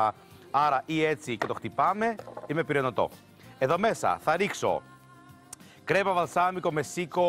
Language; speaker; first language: Greek; native; Greek